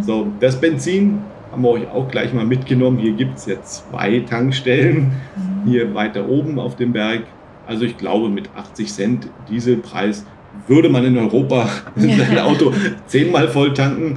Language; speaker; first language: German; native; German